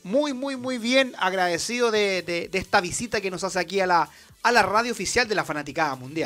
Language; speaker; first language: Spanish; native; Spanish